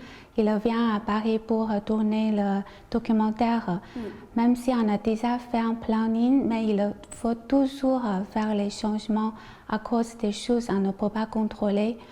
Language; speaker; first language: French; non-native, learner; Chinese